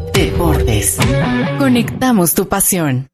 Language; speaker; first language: Spanish; native; Spanish